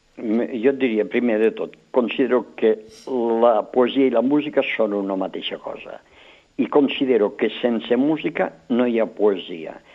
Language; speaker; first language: Catalan; native; Catalan